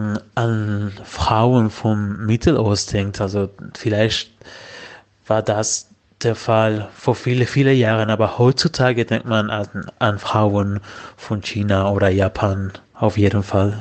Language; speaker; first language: German; non-native, fluent; Spanish